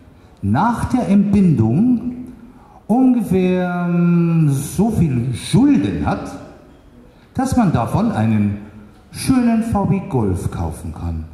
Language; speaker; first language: German; native; German